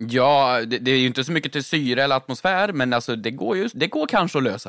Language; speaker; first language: Swedish; native; Swedish